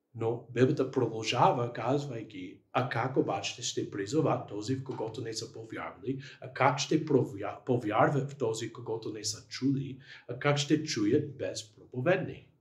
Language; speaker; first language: Bulgarian; non-native, fluent; English